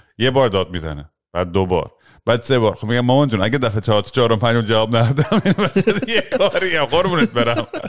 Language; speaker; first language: Persian; early bilingual, heritage; Persian